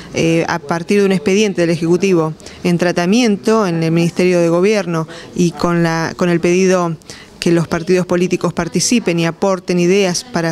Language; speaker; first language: Spanish; native; Spanish